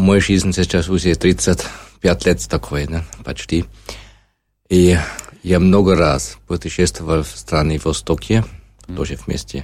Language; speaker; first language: Russian; non-native, learner; German